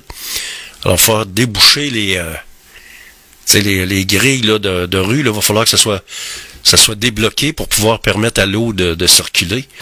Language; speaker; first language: French; native; French